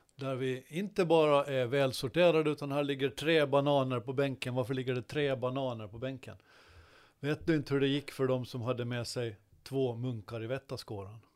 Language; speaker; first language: Swedish; native; Swedish